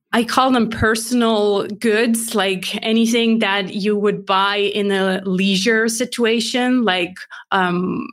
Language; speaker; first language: English; non-native, fluent; Swiss German